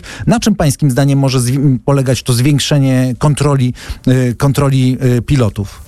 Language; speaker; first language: Polish; native; Polish